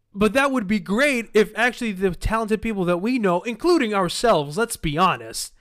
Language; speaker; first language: English; early bilingual, other home language; Arabic